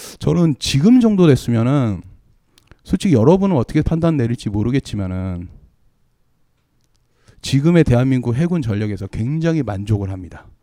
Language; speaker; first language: Korean; native; Korean